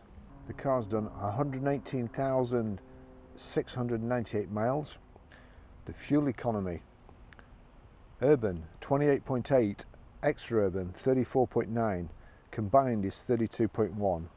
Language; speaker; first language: English; native; English